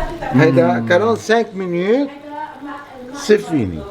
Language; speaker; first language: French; non-native, learner; Arabic